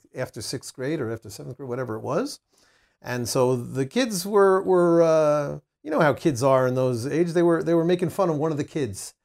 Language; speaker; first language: English; native; English